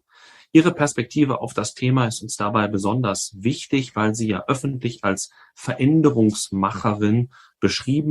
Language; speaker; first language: German; native; German